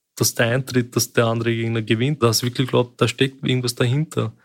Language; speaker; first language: German; early bilingual, other home language; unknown